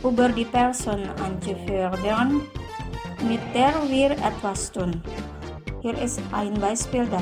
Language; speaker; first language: German; non-native, fluent; Indonesian